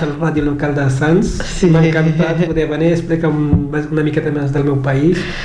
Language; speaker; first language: Catalan; non-native, fluent; Kabuverdianu